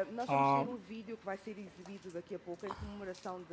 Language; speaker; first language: Portuguese; native; Portuguese